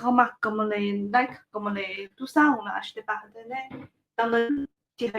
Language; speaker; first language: French; non-native, learner; Chinese